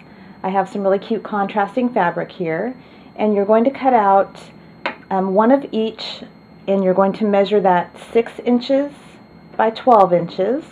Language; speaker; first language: English; native; English